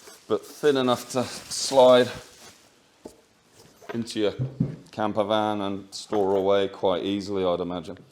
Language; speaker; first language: English; native; English